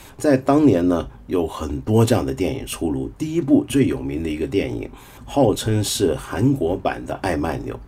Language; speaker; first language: Chinese; native; Chinese